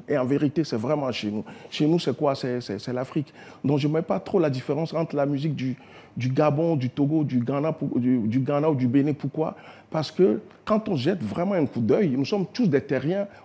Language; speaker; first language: French; non-native, local second language; Ewe